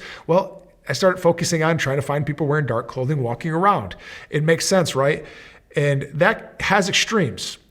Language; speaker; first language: English; native; English